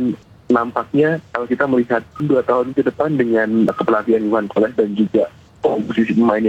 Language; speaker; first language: Indonesian; native; Indonesian